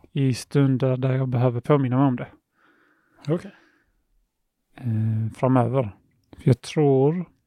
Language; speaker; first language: Swedish; early bilingual, other home language; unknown